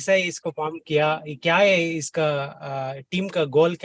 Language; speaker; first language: Hindi; non-native, learner; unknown